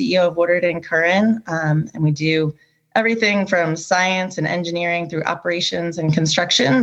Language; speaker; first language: English; native; English